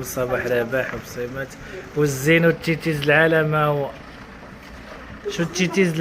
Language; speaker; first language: Arabic; native; Arabic